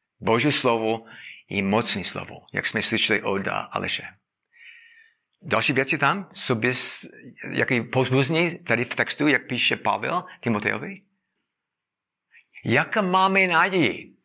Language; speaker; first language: Czech; non-native, fluent; English